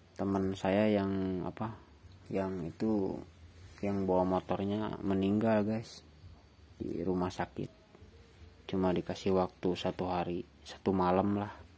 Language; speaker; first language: Indonesian; native; Indonesian